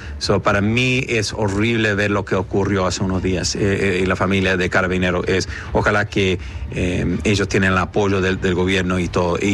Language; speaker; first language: Spanish; early bilingual, heritage; Spanish